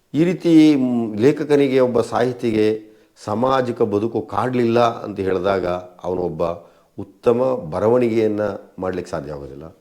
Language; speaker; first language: Kannada; native; Kannada